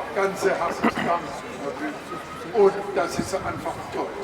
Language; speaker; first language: German; non-native, learner; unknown